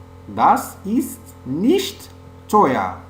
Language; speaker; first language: German; non-native, fluent; French